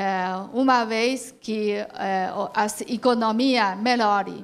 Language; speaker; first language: Portuguese; non-native, learner; Chinese